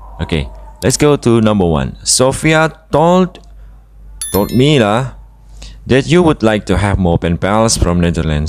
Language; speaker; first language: English; non-native, fluent; Indonesian